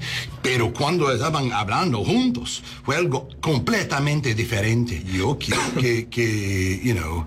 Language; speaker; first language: Spanish; non-native, learner; English